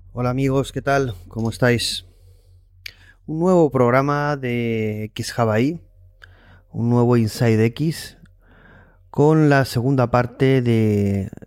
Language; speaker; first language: Spanish; native; Spanish